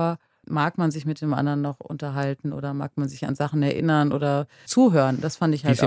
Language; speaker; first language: German; native; German